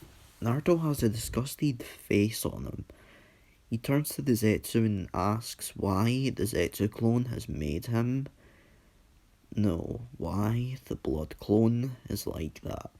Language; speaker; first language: English; native; English